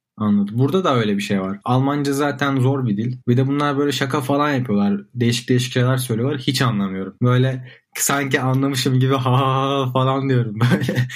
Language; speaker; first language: Turkish; native; Turkish